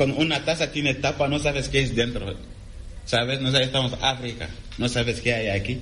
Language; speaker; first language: Spanish; non-native, learner; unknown